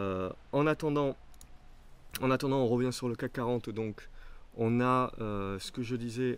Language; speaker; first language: French; native; French